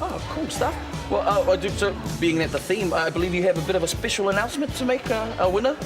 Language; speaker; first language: English; native; English